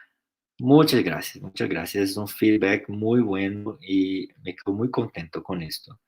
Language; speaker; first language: Spanish; non-native, fluent; Portuguese